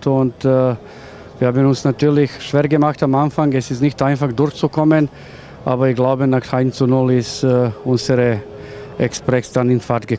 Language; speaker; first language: German; non-native, fluent; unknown